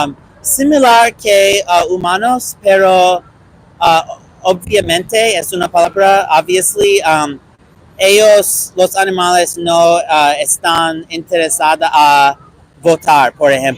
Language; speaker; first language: Spanish; non-native, learner; English